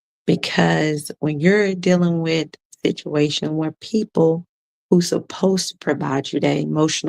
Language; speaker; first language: English; native; English